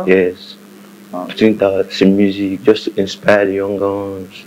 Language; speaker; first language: English; non-native, local second language; Igbo